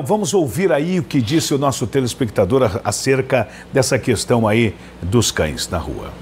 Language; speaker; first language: Portuguese; native; Portuguese